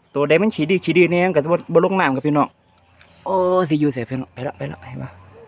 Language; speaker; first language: Thai; native; Thai